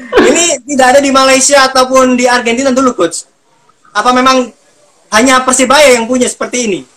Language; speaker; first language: Indonesian; native; Indonesian